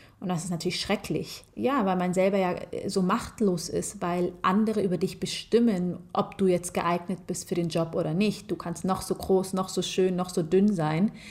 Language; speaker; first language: German; native; German